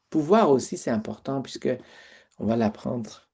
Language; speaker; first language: French; non-native, fluent; Persian